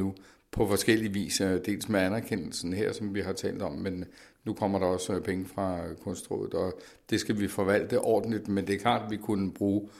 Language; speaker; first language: Danish; native; Danish